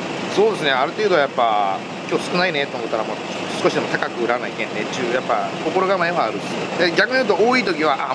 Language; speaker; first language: Japanese; native; Japanese